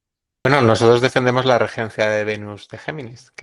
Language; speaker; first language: Spanish; native; Spanish